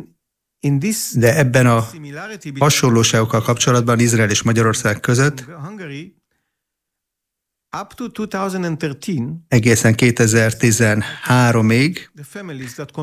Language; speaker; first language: Hungarian; non-native, fluent; Hebrew